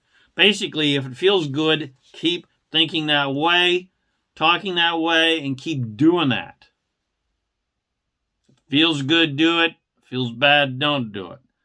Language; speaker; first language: English; native; English